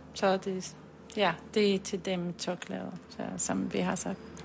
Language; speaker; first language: Danish; non-native, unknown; Arabic